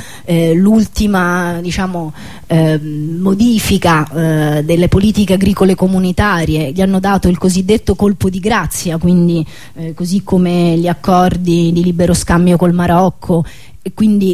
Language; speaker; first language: Italian; native; Italian